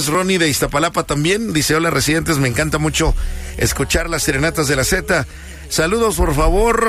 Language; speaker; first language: Spanish; native; Spanish